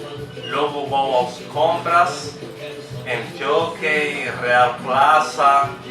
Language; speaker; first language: Portuguese; non-native, learner; Spanish